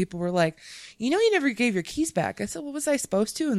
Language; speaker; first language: English; native; English